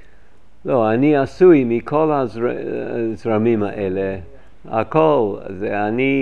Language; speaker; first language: Hebrew; non-native, fluent; English